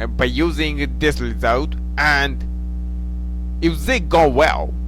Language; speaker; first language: English; non-native, learner; Japanese